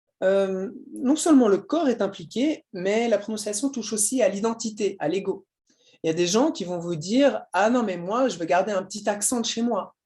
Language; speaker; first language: French; native; French